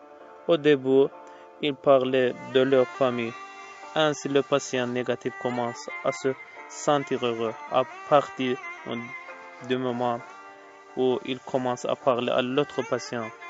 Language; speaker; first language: French; non-native, fluent; Azerbaijani